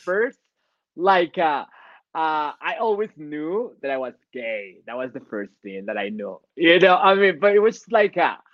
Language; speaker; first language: English; non-native, fluent; Spanish